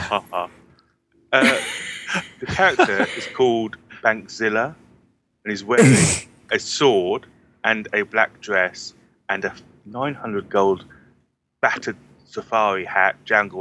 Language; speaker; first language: English; native; English